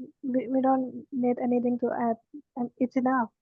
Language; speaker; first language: English; non-native, learner; Indonesian